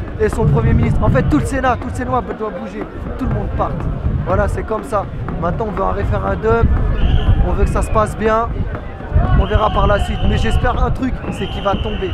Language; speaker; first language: French; native; French